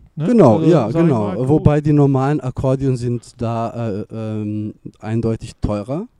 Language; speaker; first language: German; non-native, fluent; Serbian